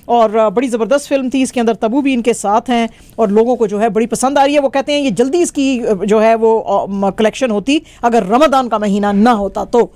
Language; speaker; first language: Urdu; native; Urdu